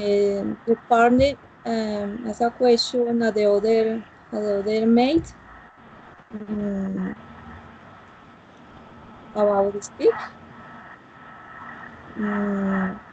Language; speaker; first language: English; non-native, learner; Spanish